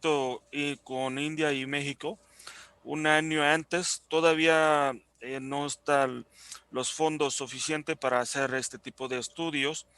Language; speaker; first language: Spanish; non-native, fluent; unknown